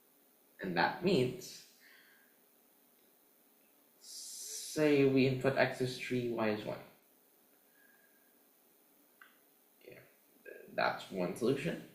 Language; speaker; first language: English; non-native, fluent; Indonesian